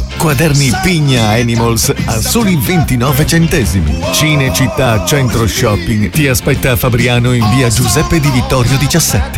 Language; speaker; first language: Italian; native; Italian